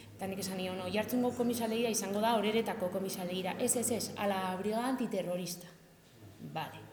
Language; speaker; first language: Basque; non-native, local second language; Spanish